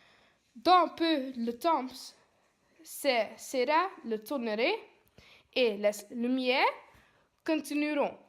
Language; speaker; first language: French; non-native, learner; Dutch